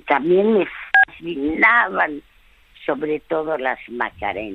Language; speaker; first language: Spanish; early bilingual, other home language; French